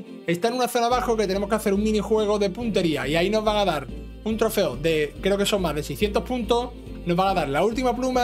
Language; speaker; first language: Spanish; native; Spanish